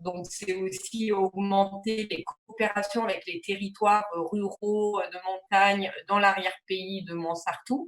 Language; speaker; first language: French; native; French